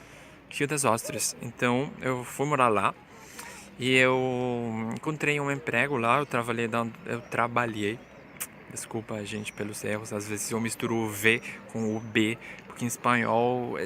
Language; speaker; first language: Portuguese; non-native, fluent; Spanish